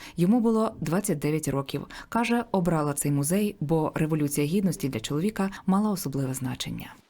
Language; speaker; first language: Ukrainian; native; Ukrainian